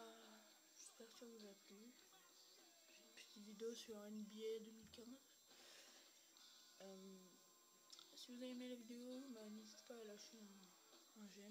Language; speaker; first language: French; native; French